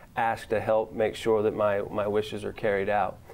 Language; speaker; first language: English; native; English